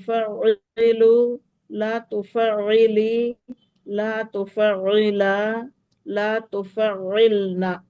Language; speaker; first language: Arabic; non-native, learner; Urdu